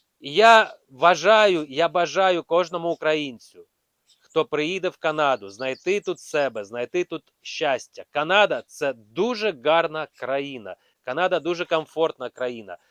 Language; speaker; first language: Ukrainian; non-native, local second language; Russian